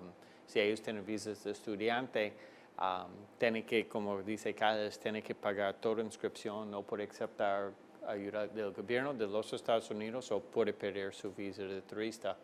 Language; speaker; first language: Spanish; non-native, fluent; English